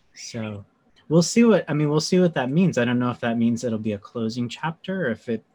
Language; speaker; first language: English; native; English